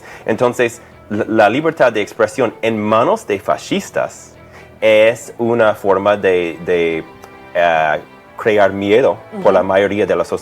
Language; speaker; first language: Spanish; non-native, fluent; English